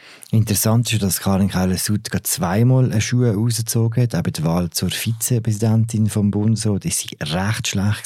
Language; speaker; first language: German; native; German